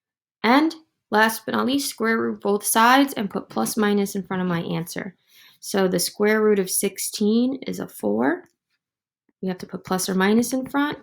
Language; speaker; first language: English; native; English